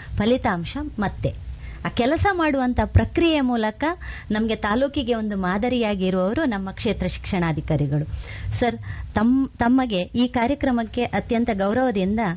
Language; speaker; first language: Kannada; native; Kannada